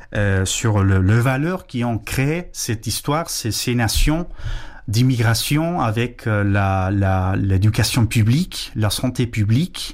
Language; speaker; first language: French; non-native, fluent; Spanish